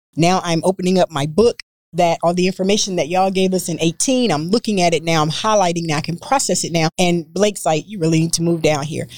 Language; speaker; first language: English; native; English